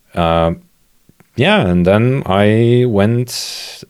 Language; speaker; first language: English; non-native, fluent; Polish